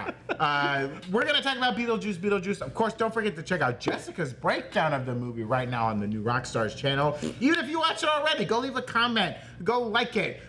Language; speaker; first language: English; native; English